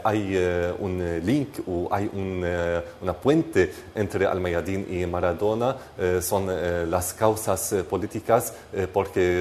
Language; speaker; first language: Spanish; non-native, fluent; Arabic